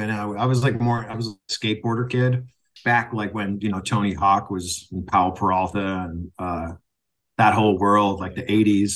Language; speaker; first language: English; native; English